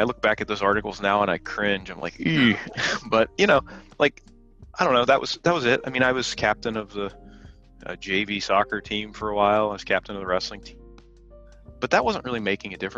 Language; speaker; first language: English; native; English